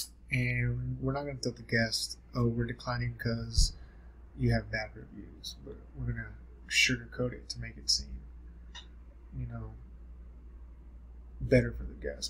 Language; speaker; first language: English; native; English